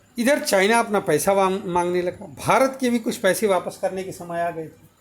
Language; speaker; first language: Hindi; native; Hindi